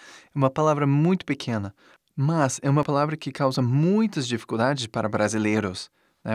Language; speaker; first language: Portuguese; non-native, fluent; English